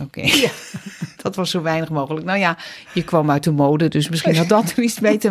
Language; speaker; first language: Dutch; native; Dutch